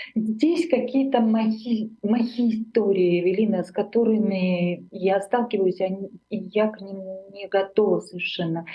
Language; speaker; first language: Russian; non-native, local second language; Armenian